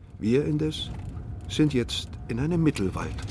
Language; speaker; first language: German; native; German